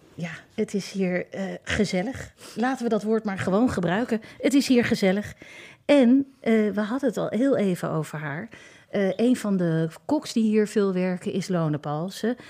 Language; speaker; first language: Dutch; native; Dutch